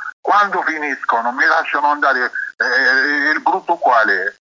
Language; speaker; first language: Italian; non-native, learner; Arabic